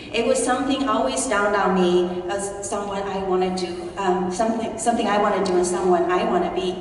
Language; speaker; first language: English; early bilingual, other home language; Chinese